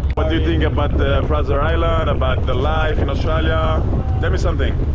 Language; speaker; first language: English; non-native, learner; French